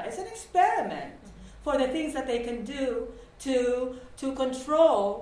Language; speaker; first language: English; non-native, local second language; Waray